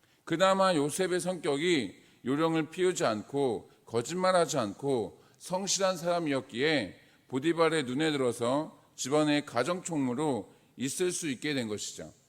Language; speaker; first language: Korean; native; Korean